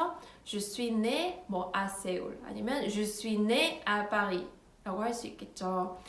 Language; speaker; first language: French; non-native, fluent; Korean